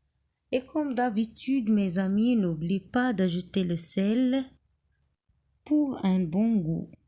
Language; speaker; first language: French; non-native, local second language; Arabic